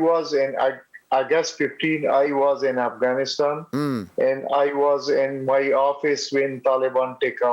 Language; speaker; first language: English; non-native, learner; Pashto